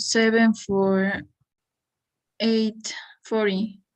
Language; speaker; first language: English; non-native, learner; Spanish